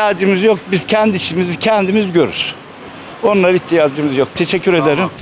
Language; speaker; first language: Turkish; native; Turkish